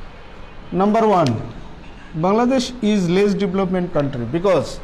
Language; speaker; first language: English; non-native, local second language; Bangla